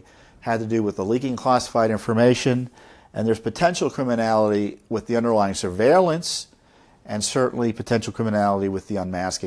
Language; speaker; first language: English; native; English